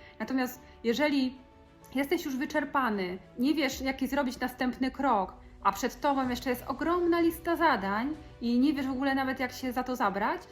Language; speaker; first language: Polish; native; Polish